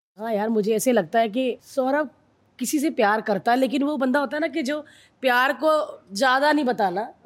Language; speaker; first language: Hindi; native; Hindi